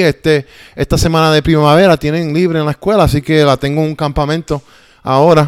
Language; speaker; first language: Spanish; early bilingual, heritage; Spanish